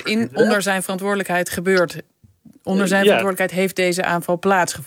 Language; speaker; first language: Dutch; native; Dutch